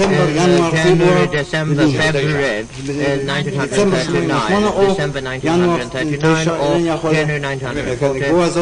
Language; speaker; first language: Hebrew; non-native, fluent; German